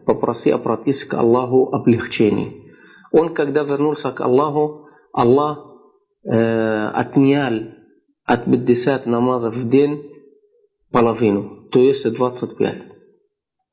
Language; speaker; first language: Russian; non-native, fluent; Arabic